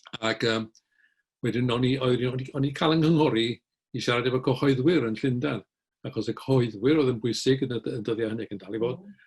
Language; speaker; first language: Welsh; native; Welsh